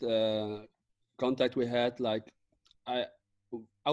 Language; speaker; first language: English; non-native, fluent; Dutch